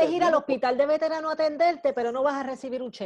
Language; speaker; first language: Spanish; native; Spanish